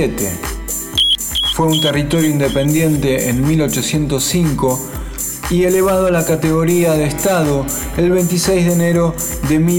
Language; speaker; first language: Spanish; native; Spanish